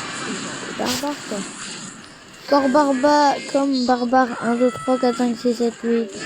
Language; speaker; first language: French; native; French